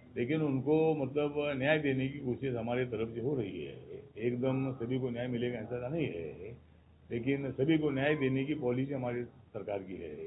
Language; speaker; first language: Hindi; non-native, local second language; Marathi